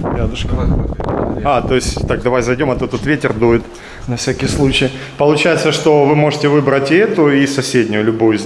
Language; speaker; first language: Russian; native; Russian